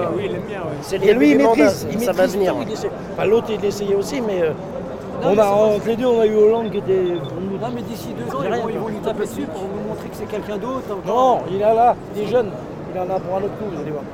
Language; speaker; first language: French; native; French